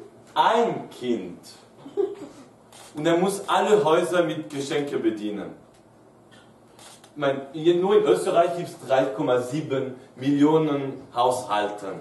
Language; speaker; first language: German; non-native, fluent; French